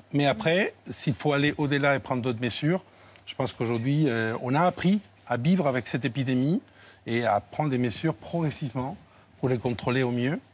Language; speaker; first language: French; non-native, fluent; Spanish